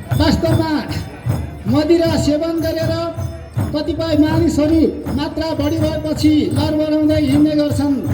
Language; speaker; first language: Nepali; non-native, local second language; Limbu